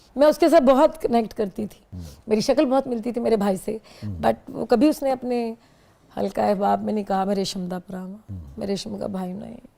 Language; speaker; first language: Urdu; non-native, local second language; Punjabi